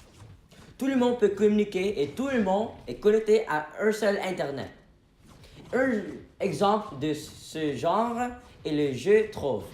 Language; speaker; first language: French; non-native, fluent; English